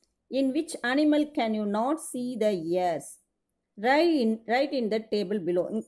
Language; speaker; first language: English; non-native, local second language; Tamil